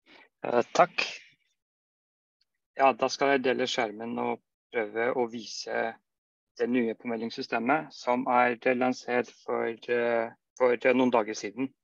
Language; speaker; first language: Norwegian; non-native, fluent; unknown